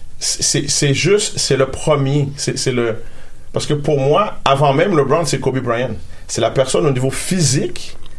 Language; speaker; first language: French; native; French